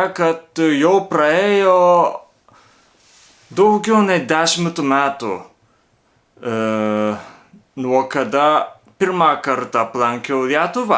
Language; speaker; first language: Lithuanian; non-native, learner; Japanese